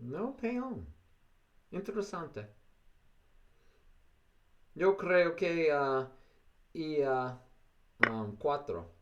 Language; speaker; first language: Spanish; non-native, learner; English